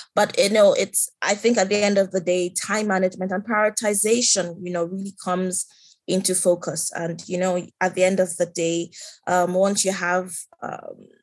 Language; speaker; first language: English; non-native, local second language; Yoruba